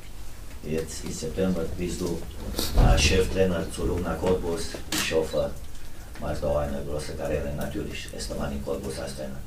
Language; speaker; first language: German; non-native, fluent; Romanian